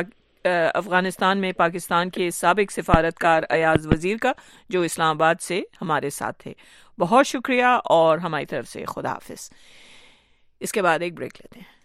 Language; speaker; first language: Urdu; native; Urdu